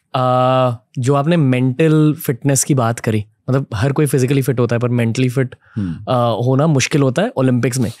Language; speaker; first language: Hindi; native; Hindi